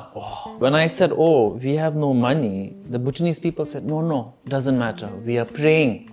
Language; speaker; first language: English; non-native, fluent; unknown